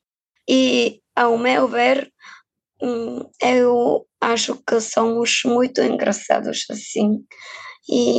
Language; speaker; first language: Portuguese; non-native, fluent; Bulgarian